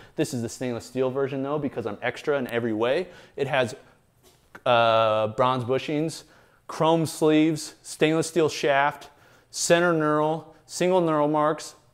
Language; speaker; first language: English; native; English